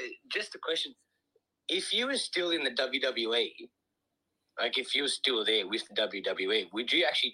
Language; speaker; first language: English; native; English